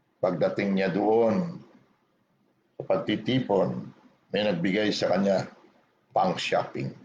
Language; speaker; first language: Filipino; non-native, local second language; Hiligaynon